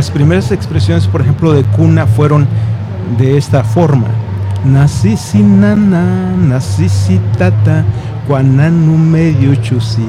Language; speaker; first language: Spanish; native; Spanish